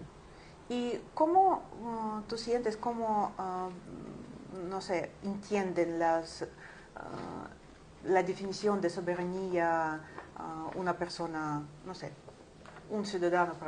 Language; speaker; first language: Spanish; non-native, fluent; Ukrainian